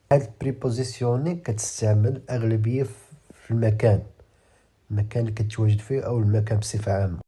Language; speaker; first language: Arabic; native; Arabic